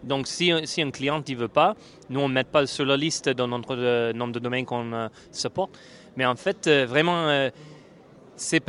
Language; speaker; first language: French; non-native, fluent; English